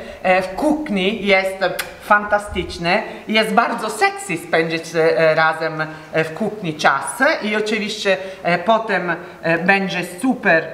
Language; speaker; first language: Polish; non-native, learner; Italian